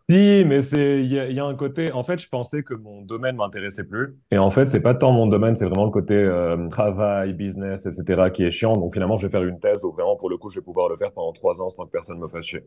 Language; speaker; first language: French; non-native, local second language; Arabic